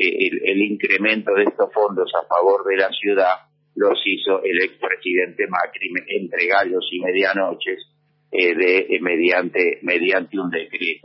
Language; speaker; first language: Spanish; native; Spanish